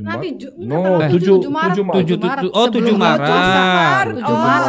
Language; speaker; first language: Indonesian; non-native, learner; Turkish